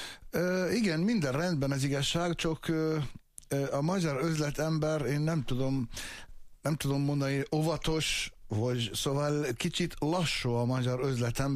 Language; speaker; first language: Hungarian; non-native, fluent; Arabic